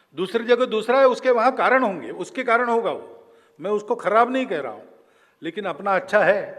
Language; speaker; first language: Hindi; non-native, local second language; Marathi